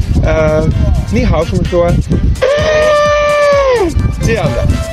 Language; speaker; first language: Chinese; non-native, learner; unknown